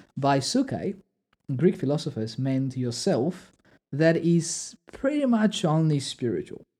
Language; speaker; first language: English; non-native, fluent; Polish